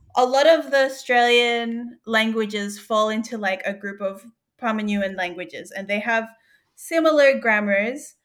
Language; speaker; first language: English; native; English